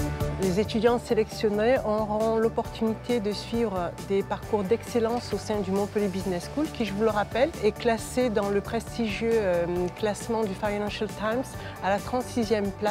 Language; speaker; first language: French; native; French